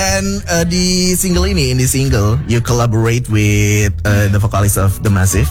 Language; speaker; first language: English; non-native, learner; Indonesian